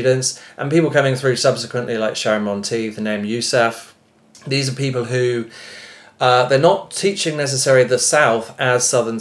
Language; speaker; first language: English; native; English